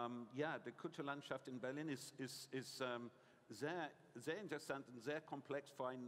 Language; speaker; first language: German; non-native, learner; English